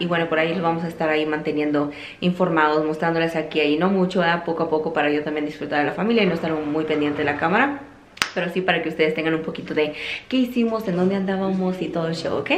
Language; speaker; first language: Spanish; early bilingual, heritage; Spanish